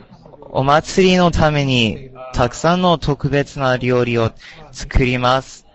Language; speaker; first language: Japanese; non-native, learner; English